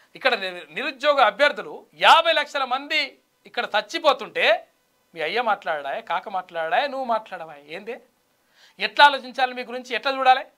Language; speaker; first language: Telugu; native; Telugu